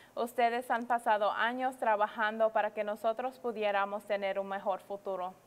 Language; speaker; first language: Spanish; early bilingual, heritage; Spanish